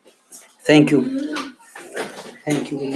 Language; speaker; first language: English; non-native, learner; Spanish